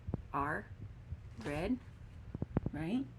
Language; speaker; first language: English; native; English